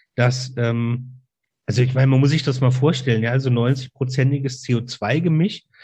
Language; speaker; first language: German; native; German